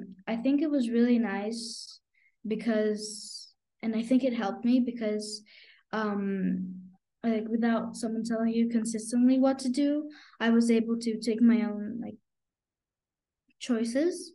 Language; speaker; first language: English; non-native, fluent; Greek